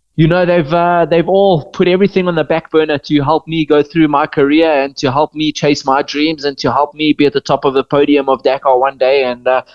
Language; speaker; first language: English; native; English